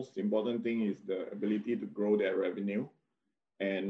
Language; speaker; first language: English; non-native, local second language; Min Nan Chinese